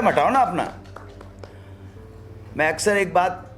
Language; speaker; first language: Hindi; native; Hindi